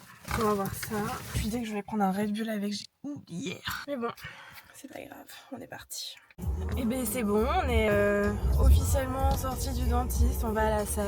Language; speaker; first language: French; native; French